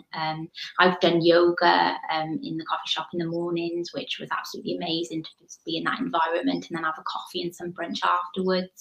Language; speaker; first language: English; native; English